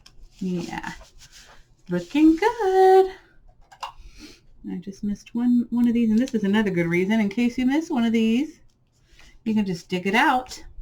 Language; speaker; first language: English; native; English